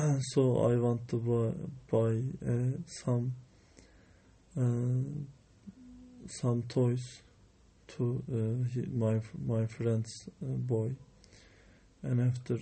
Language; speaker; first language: English; non-native, learner; Turkish